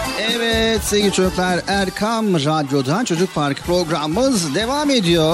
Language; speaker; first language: Turkish; native; Turkish